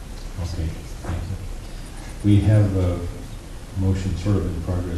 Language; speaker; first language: English; native; English